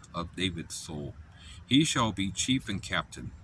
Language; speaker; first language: English; native; English